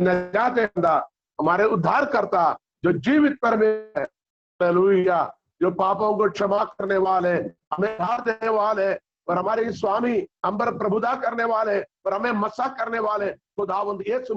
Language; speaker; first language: Hindi; non-native, local second language; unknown